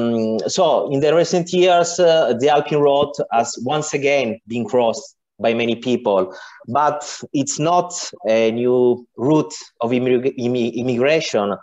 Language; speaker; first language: English; non-native, learner; Italian